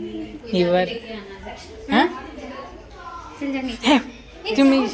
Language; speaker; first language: English; non-native, learner; Kannada